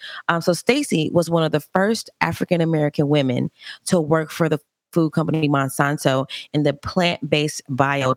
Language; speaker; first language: English; native; English